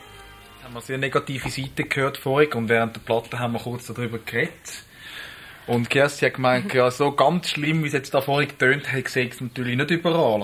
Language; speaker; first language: German; native; German